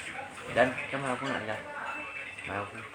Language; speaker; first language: Indonesian; non-native, local second language; Hakka Chinese